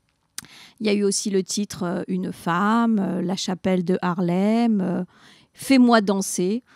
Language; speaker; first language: French; native; French